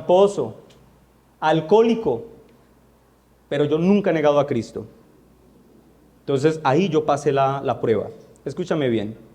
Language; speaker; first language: Spanish; native; Spanish